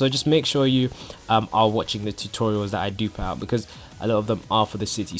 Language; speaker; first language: English; native; English